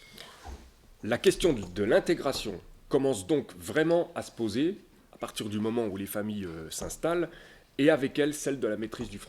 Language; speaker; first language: French; native; French